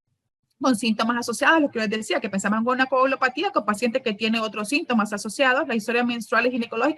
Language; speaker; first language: Spanish; native; Spanish